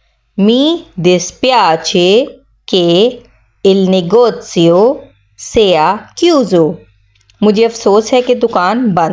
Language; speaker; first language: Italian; non-native, fluent; Urdu